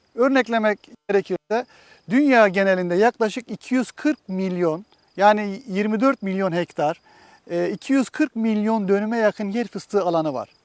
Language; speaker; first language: Turkish; native; Turkish